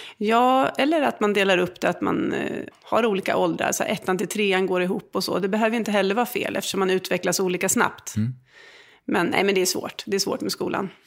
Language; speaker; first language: Swedish; native; Swedish